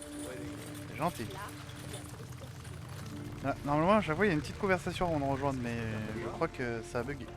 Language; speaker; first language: French; native; French